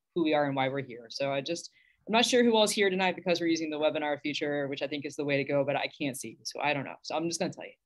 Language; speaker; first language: English; native; English